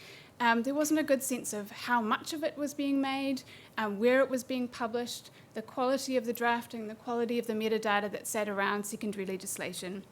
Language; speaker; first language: English; native; English